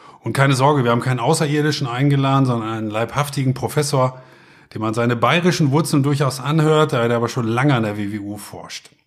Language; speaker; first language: German; native; German